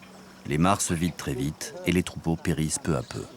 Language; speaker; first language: French; native; French